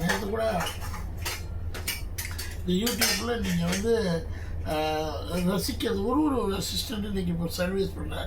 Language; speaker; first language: Tamil; native; Tamil